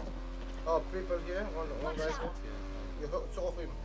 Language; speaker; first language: English; non-native, learner; Romanian